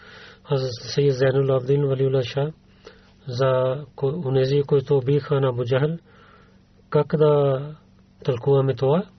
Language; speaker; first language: Bulgarian; non-native, learner; Urdu